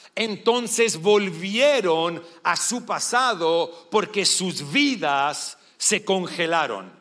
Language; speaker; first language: Spanish; non-native, fluent; English